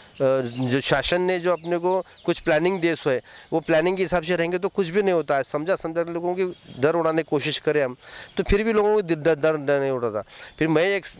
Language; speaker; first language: Hindi; non-native, local second language; Urdu